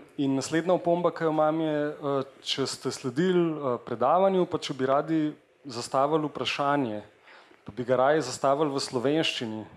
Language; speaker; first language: Slovenian; native; Slovenian